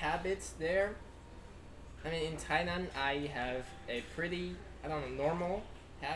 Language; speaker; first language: English; non-native, fluent; Chinese